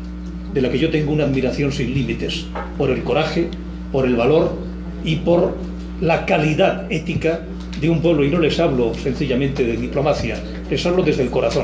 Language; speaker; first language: Spanish; native; Spanish